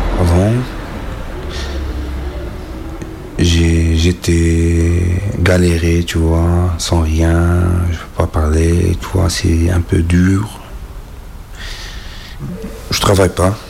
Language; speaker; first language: French; non-native, learner; Arabic